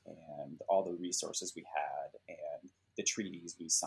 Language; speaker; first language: English; native; English